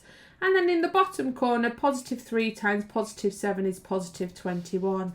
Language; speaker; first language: English; native; English